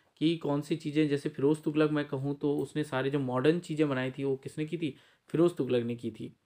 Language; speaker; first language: Hindi; native; Hindi